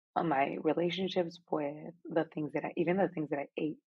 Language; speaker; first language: English; non-native, fluent; Spanish